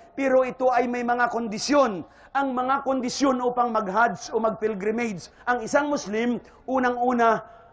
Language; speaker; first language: Filipino; non-native, local second language; Hiligaynon